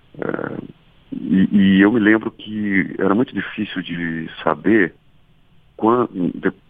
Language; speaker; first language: Portuguese; native; Portuguese